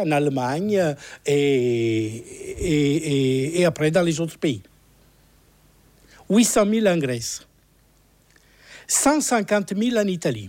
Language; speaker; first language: French; non-native, fluent; Italian